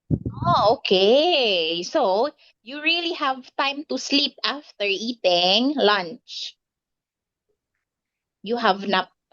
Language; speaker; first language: English; non-native, local second language; Filipino